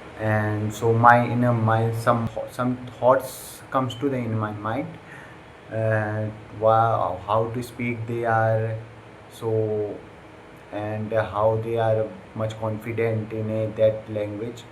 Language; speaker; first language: English; non-native, learner; Hindi